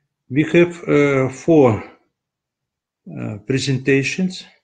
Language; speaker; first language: English; non-native, learner; Russian